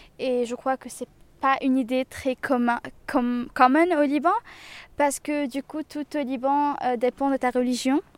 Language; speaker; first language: French; non-native, local second language; Arabic